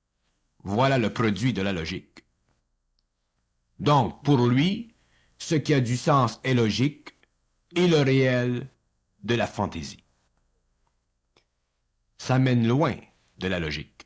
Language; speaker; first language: French; native; French